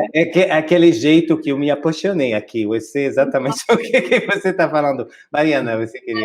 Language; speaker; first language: Portuguese; non-native, fluent; French